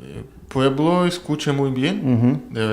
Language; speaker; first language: Spanish; non-native, learner; Russian